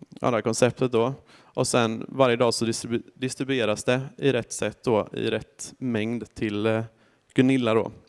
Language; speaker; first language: Swedish; native; Swedish